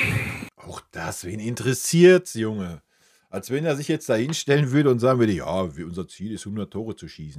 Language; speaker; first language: German; native; German